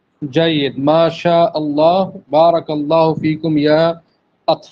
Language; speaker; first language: Arabic; non-native, fluent; Urdu